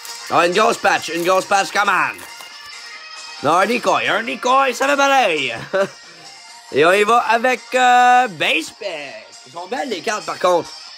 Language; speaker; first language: French; native; French